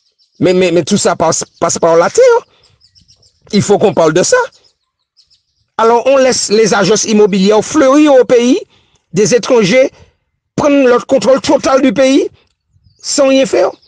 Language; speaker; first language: French; native; French